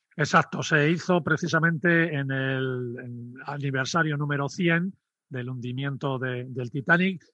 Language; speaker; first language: Spanish; native; Spanish